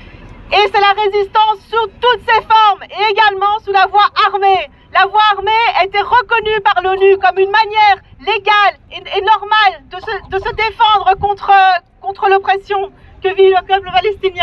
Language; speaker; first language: French; native; French